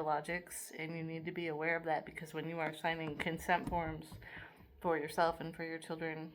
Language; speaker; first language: English; native; English